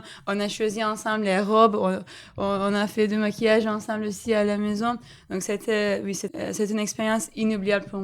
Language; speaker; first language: French; non-native, fluent; Turkish